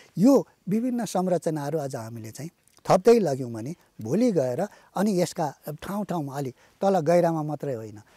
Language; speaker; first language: Nepali; native; Nepali